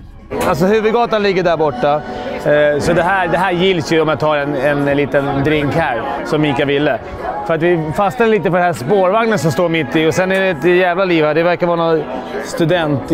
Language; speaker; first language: Swedish; native; Swedish